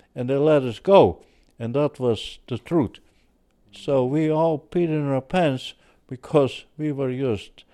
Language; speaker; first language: English; early bilingual, other home language; Dutch